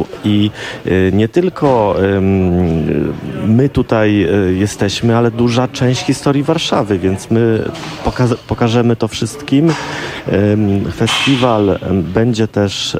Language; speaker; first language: Polish; native; Polish